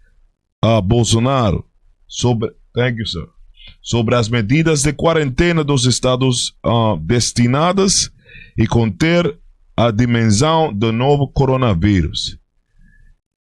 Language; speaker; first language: Portuguese; non-native, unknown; Spanish